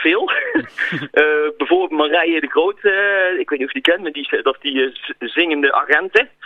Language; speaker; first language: Dutch; native; Dutch